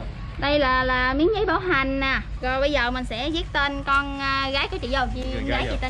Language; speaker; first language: Vietnamese; native; Vietnamese